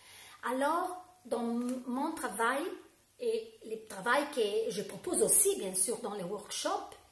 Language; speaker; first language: French; non-native, fluent; Italian